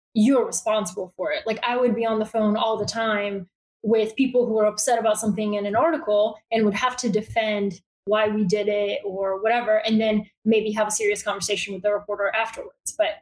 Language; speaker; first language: English; early bilingual, other home language; Bulgarian